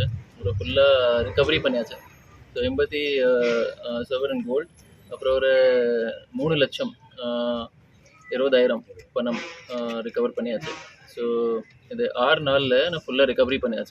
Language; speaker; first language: Tamil; non-native, fluent; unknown